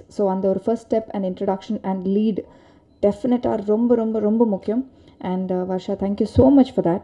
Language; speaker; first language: Tamil; non-native, learner; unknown